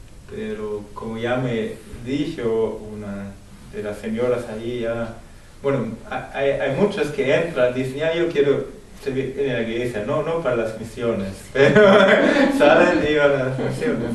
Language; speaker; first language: Spanish; non-native, fluent; German